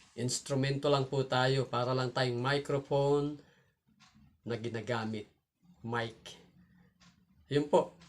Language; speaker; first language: Filipino; non-native, local second language; Cebuano